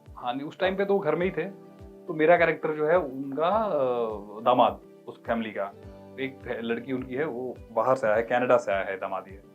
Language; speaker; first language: Hindi; non-native, local second language; Bhojpuri